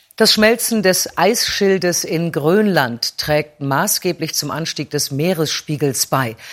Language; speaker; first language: German; native; German